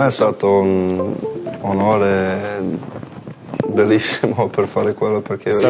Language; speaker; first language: Italian; non-native, learner; English